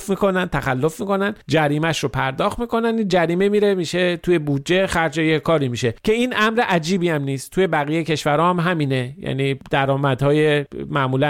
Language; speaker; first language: Persian; native; Persian